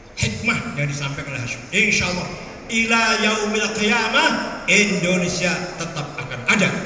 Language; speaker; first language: Malay; non-native, local second language; Javanese